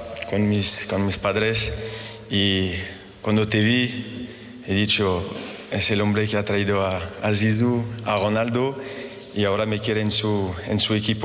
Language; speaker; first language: Spanish; non-native, fluent; French